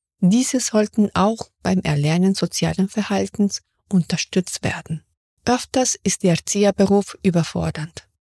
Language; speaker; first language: German; non-native, fluent; Spanish